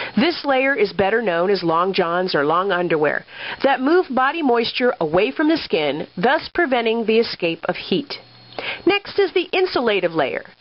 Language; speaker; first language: English; native; English